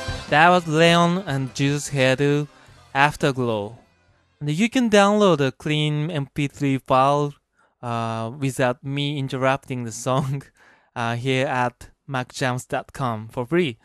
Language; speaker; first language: English; non-native, fluent; Japanese